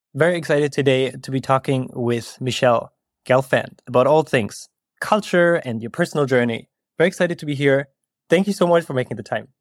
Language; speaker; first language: English; non-native, fluent; German